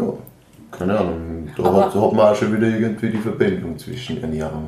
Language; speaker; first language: German; native; German